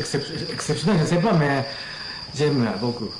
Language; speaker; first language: French; non-native, learner; Japanese